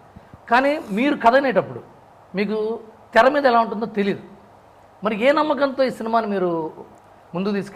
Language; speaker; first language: Telugu; native; Telugu